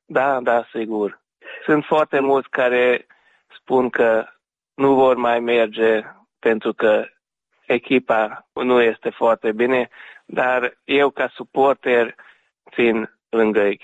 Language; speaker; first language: Romanian; non-native, local second language; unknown